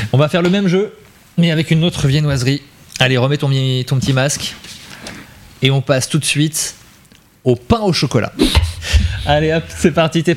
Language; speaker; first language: French; native; French